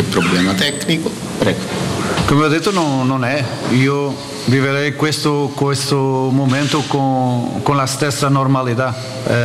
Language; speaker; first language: Italian; non-native, fluent; Portuguese